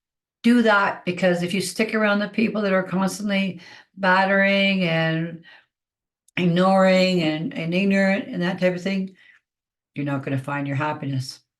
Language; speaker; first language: English; native; English